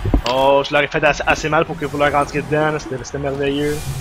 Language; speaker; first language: French; native; French